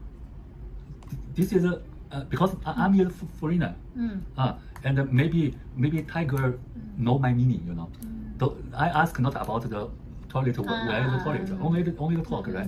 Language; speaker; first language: English; non-native, learner; Chinese